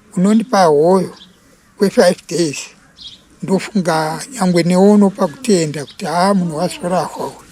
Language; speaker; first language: Shona; non-native, local second language; Venda